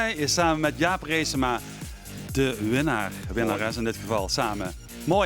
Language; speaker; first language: Dutch; native; Dutch